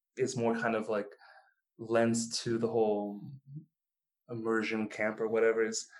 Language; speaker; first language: English; native; English